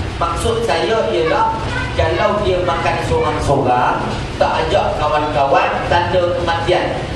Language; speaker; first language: Malay; native; Malay